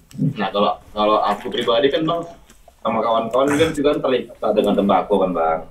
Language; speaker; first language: Indonesian; native; Indonesian